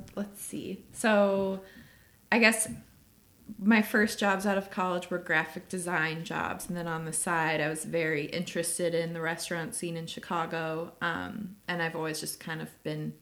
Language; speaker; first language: English; native; English